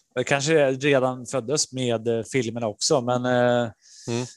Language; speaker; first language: Swedish; early bilingual, other home language; Spanish